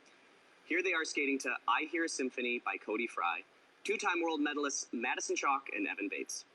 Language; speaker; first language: English; native; English